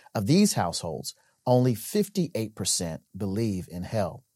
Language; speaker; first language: English; native; English